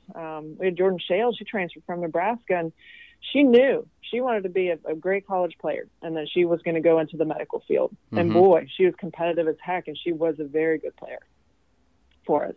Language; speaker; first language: English; non-native, fluent; Swedish